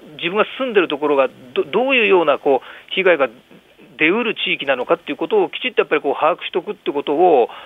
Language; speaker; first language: Japanese; native; Japanese